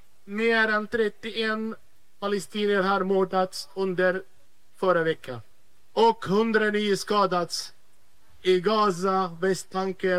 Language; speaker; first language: Swedish; non-native, fluent; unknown